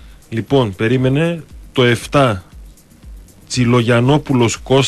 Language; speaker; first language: Greek; native; Greek